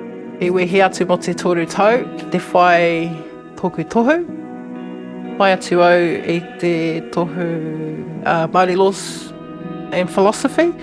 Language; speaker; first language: Māori; non-native, local second language; English